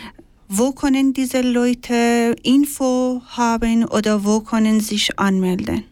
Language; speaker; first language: German; non-native, learner; Persian